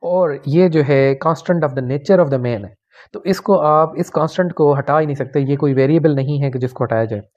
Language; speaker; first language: Urdu; non-native, local second language; Punjabi